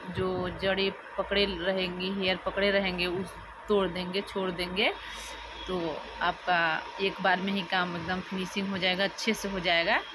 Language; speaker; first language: Hindi; native; Hindi